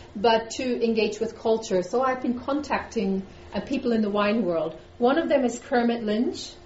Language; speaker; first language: English; non-native, fluent; German